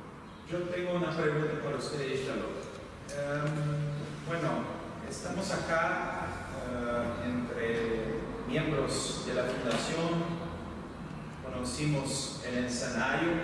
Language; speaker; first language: Spanish; non-native, fluent; Portuguese